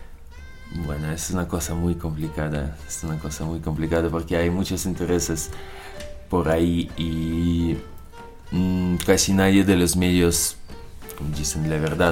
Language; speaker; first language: Spanish; non-native, learner; Russian